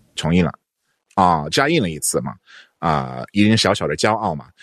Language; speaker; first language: Chinese; non-native, fluent; English